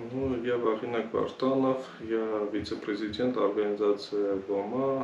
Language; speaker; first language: Russian; non-native, fluent; Armenian